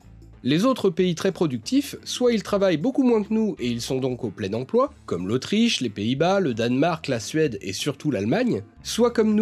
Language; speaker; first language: French; native; French